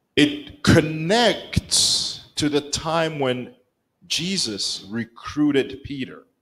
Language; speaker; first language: English; non-native, local second language; Kinyarwanda